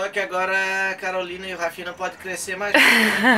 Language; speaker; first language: Portuguese; native; Portuguese